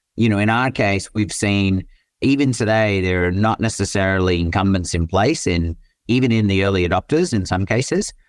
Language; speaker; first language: English; native; English